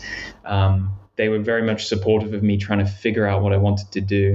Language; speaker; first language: English; native; English